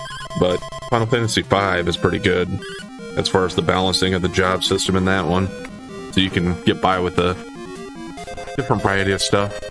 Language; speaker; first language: English; native; English